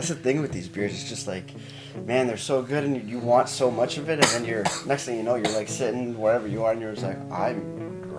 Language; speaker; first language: English; native; English